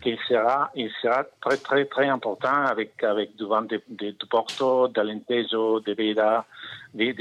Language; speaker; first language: French; non-native, learner; Spanish